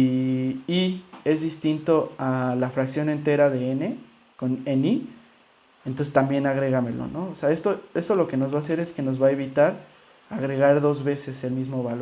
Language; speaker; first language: Spanish; native; Spanish